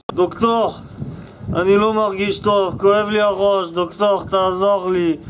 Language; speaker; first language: Hebrew; non-native, learner; French